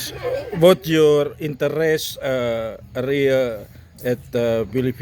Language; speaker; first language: English; non-native, learner; Indonesian